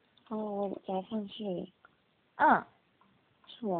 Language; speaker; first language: Chinese; non-native, learner; Korean